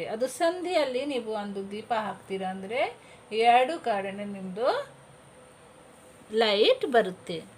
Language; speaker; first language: Kannada; non-native, local second language; Hindi